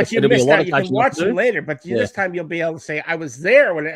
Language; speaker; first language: English; native; English